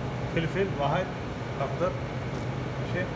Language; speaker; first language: Arabic; non-native, learner; Urdu